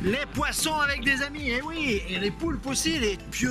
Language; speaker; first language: French; native; French